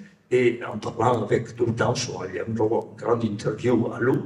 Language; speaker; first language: French; non-native, fluent; Italian